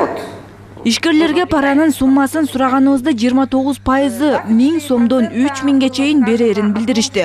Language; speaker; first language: Kyrgyz; native; Kyrgyz